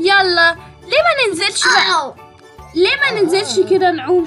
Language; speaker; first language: Arabic; native; Arabic